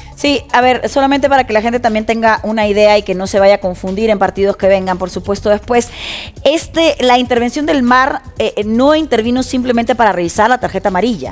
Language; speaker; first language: Spanish; native; Spanish